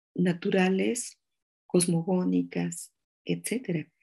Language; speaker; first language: Spanish; native; Spanish